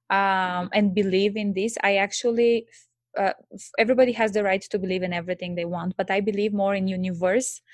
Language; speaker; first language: English; non-native, fluent; Bulgarian